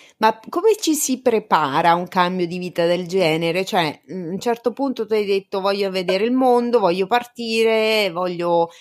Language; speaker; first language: Italian; native; Italian